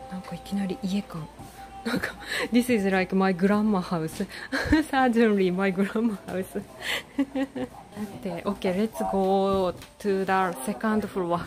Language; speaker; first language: English; non-native, learner; Japanese